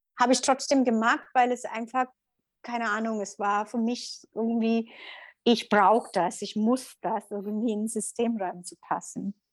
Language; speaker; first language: German; non-native, learner; Tamil